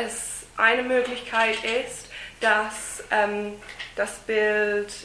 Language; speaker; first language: German; non-native, fluent; English